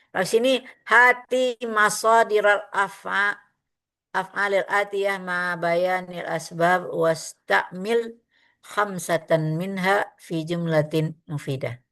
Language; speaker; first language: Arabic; non-native, fluent; Indonesian